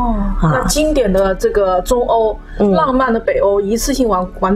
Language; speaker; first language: Chinese; native; Chinese